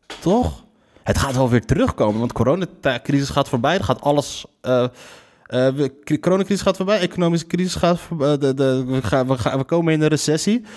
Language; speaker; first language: Dutch; early bilingual, other home language; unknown